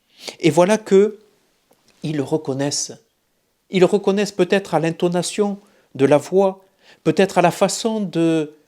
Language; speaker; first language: French; native; French